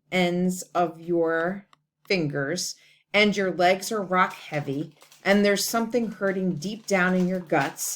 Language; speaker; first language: English; native; English